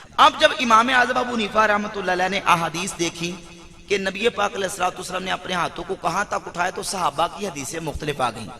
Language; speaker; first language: Urdu; non-native, local second language; Punjabi